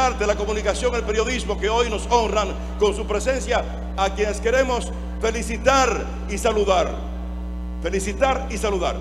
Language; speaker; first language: Spanish; native; Spanish